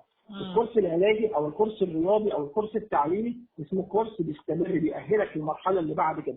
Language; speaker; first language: Arabic; native; Arabic